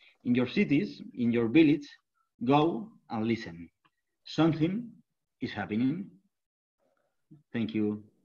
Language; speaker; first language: English; non-native, learner; Spanish